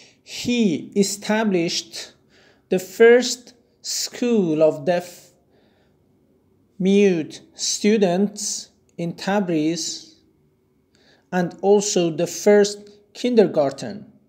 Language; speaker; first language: English; non-native, fluent; Persian